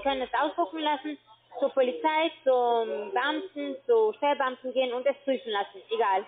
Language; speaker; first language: German; non-native, fluent; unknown